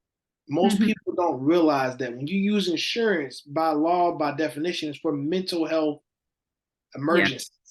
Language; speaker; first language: English; native; English